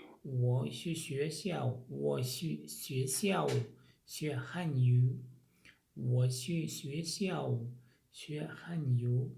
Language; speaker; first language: Chinese; non-native, learner; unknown